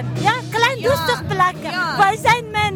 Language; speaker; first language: Dutch; non-native, learner; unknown